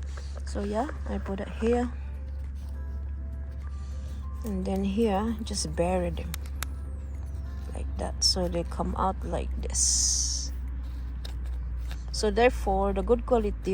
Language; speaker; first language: English; non-native, fluent; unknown